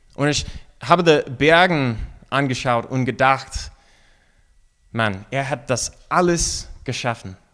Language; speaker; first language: German; non-native, fluent; English